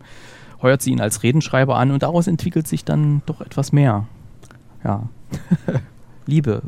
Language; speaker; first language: German; native; German